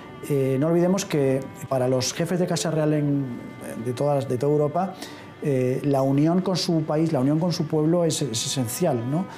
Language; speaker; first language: Spanish; native; Spanish